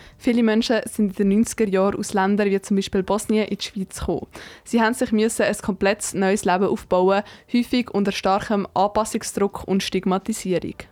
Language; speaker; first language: German; native; German